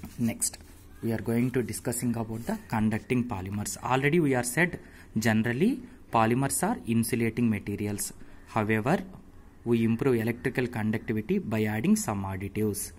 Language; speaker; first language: English; non-native, local second language; Telugu